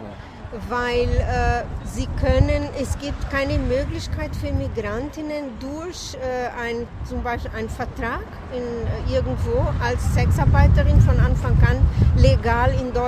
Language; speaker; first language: German; non-native, fluent; Portuguese